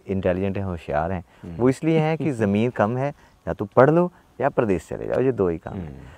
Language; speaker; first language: Hindi; native; Hindi